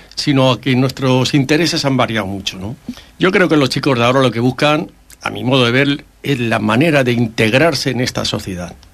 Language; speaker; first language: Spanish; early bilingual, heritage; Spanish